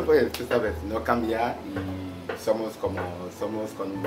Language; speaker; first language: Spanish; non-native, learner; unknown